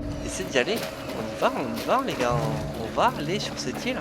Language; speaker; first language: French; native; French